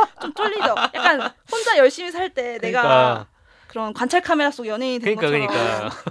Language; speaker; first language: Korean; native; Korean